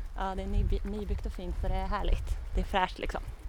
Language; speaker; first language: Swedish; native; Swedish